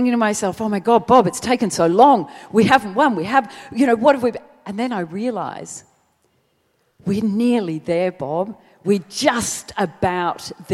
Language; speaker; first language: English; native; English